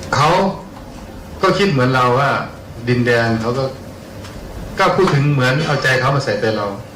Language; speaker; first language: Thai; native; Thai